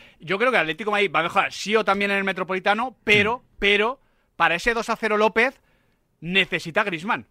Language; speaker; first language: Spanish; native; Spanish